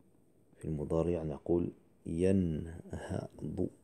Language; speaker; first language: Arabic; non-native, fluent; French